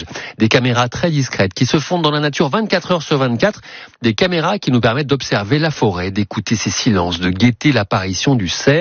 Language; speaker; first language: French; native; French